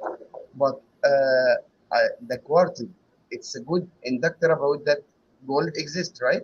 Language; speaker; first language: English; non-native, learner; Arabic